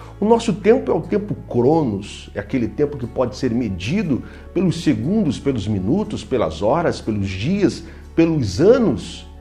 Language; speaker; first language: Portuguese; native; Portuguese